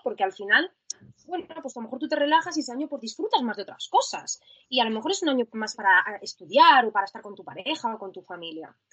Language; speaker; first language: Spanish; native; Spanish